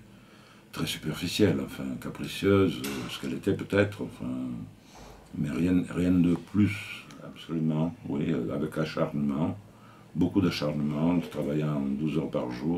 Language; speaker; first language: French; native; French